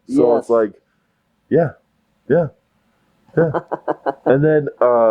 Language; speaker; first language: English; native; English